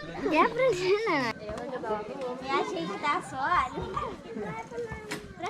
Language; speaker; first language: Portuguese; native; Portuguese